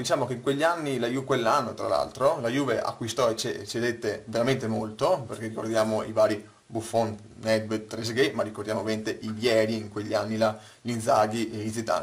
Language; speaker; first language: Italian; native; Italian